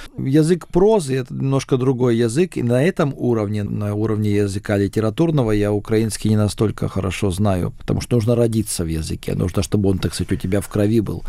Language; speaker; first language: Russian; native; Russian